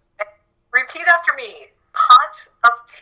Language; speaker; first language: English; native; English